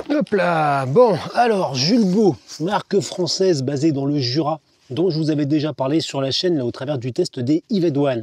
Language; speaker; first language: French; native; French